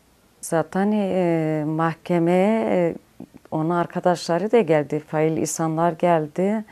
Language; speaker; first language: Turkish; non-native, local second language; Kurdish